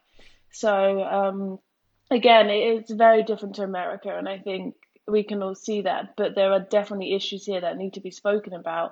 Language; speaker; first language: English; native; English